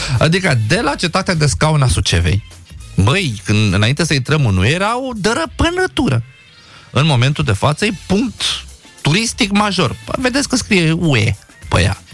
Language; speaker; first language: Romanian; non-native, local second language; Romany